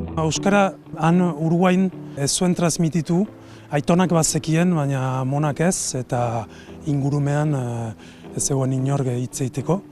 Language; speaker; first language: Basque; non-native, fluent; Spanish